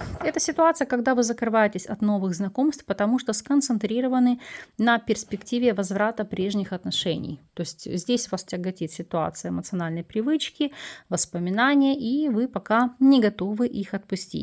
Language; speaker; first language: Russian; native; Russian